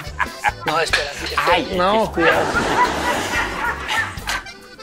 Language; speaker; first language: Spanish; native; Spanish